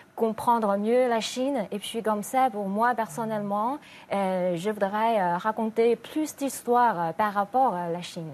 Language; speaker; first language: French; non-native, fluent; Chinese